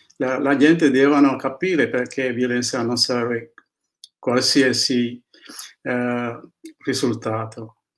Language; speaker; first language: Italian; non-native, learner; Sinhala